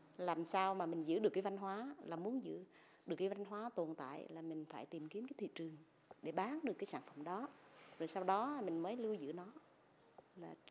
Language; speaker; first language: Vietnamese; non-native, local second language; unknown